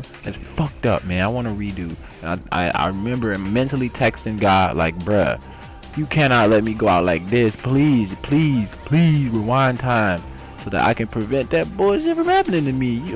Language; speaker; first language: English; native; English